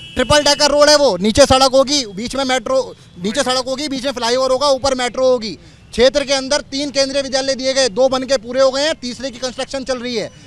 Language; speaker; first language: Hindi; native; Hindi